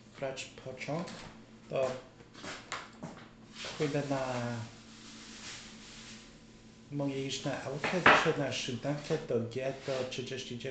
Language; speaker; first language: Polish; early bilingual, heritage; English